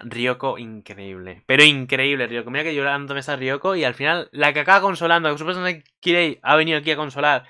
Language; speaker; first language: Spanish; native; Spanish